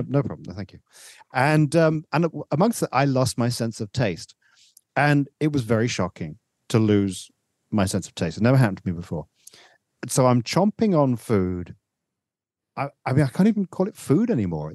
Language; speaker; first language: English; native; English